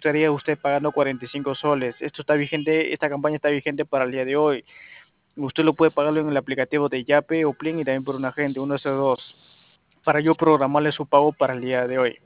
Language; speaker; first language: Spanish; native; Spanish